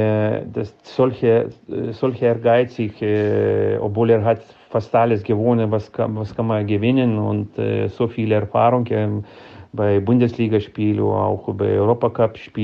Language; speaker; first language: German; non-native, fluent; Lithuanian